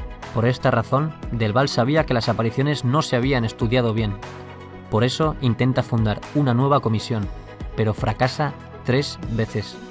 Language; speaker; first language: Spanish; native; Spanish